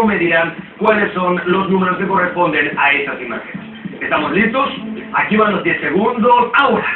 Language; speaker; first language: Spanish; native; Spanish